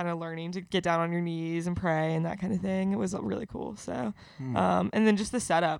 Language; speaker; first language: English; native; English